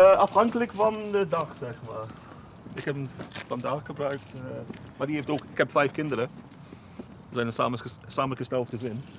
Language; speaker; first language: Dutch; non-native, fluent; English